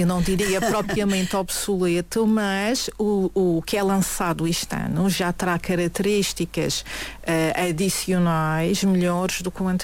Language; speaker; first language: Portuguese; native; Portuguese